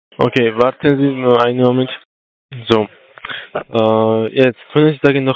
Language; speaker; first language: German; non-native, learner; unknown